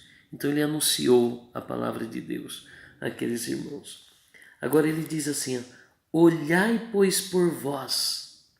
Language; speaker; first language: Portuguese; native; Portuguese